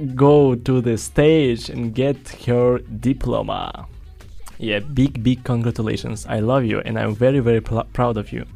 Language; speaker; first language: English; non-native, fluent; Russian